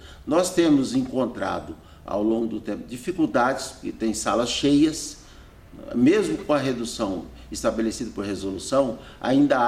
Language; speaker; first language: Portuguese; native; Portuguese